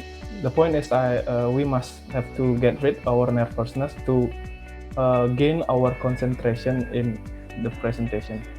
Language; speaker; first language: English; non-native, learner; Indonesian